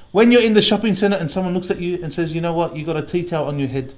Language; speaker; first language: English; native; English